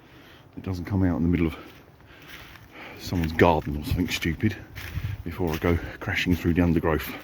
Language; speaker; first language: English; native; English